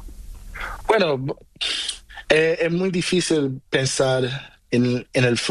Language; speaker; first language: Spanish; non-native, learner; Portuguese